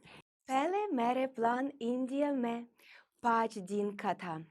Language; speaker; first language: Hindi; non-native, learner; Russian